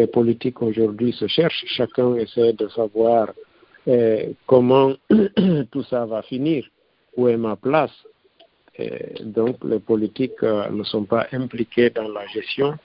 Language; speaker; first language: French; non-native, local second language; Fula